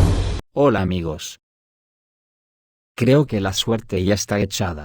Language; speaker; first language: Spanish; native; Spanish